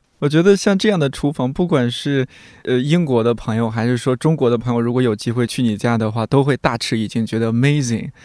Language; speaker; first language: Chinese; native; Chinese